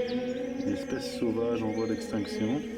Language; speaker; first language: French; native; French